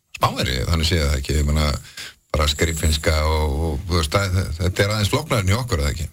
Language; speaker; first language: Icelandic; native; Icelandic